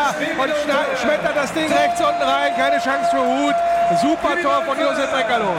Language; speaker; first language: German; native; German